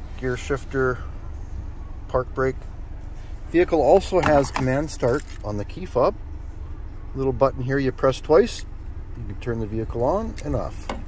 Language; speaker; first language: English; native; English